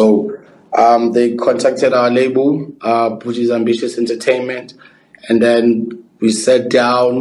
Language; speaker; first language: English; non-native, local second language; Zulu